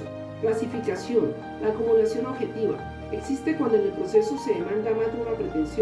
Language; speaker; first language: Spanish; native; Spanish